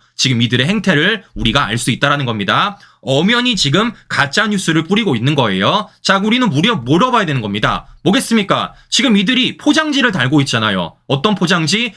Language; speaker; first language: Korean; native; Korean